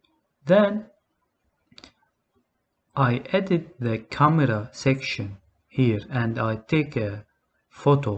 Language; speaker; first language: English; non-native, learner; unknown